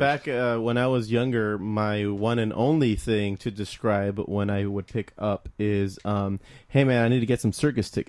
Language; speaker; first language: English; native; English